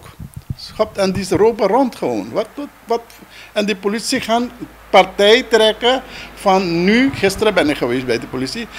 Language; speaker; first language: Dutch; non-native, local second language; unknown